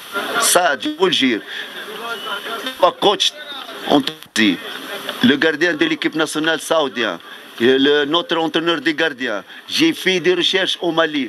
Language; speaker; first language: French; non-native, fluent; Arabic